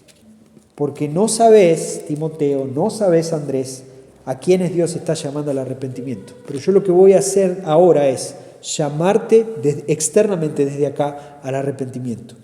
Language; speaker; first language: Spanish; native; Spanish